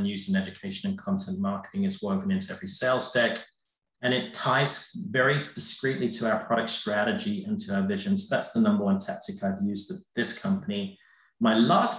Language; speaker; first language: English; native; English